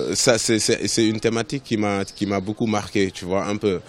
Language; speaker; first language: French; non-native, local second language; Wolof